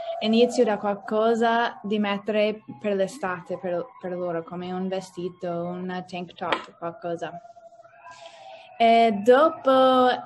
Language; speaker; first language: Italian; non-native, learner; English